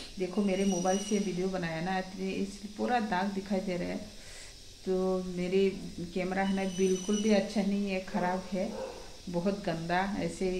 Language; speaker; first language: Hindi; non-native, local second language; Kok Borok